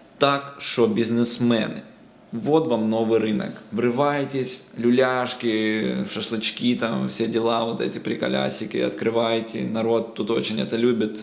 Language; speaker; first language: Russian; native; Russian